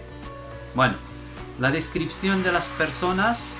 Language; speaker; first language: Spanish; non-native, fluent; Arabic